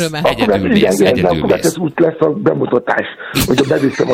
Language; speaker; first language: Hungarian; non-native, fluent; Yoruba